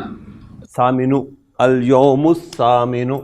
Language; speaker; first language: Arabic; non-native, fluent; Urdu